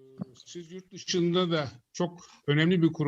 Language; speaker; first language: Turkish; native; Turkish